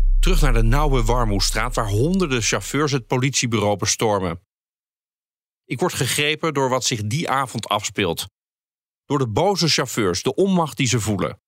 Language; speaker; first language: Dutch; native; Dutch